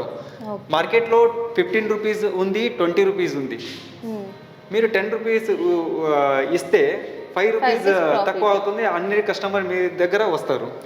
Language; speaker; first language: Telugu; non-native, local second language; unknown